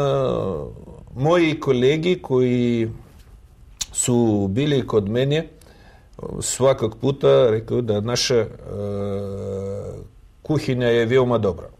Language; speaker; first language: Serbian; non-native, learner; Russian